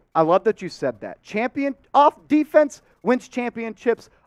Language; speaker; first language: English; native; English